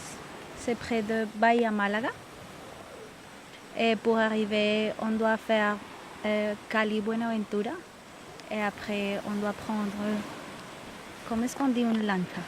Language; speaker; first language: French; non-native, fluent; Spanish